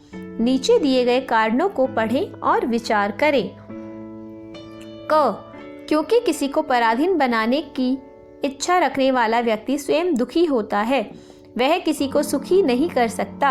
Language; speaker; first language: Hindi; native; Hindi